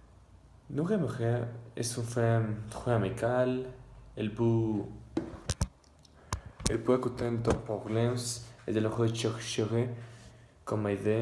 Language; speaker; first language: French; non-native, learner; Spanish